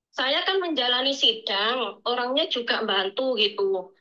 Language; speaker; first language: Indonesian; native; Indonesian